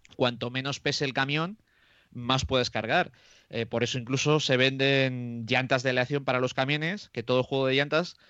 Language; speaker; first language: Spanish; native; Spanish